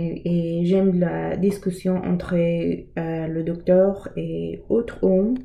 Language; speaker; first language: French; non-native, learner; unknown